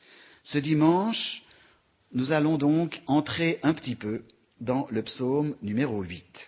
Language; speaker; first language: French; native; French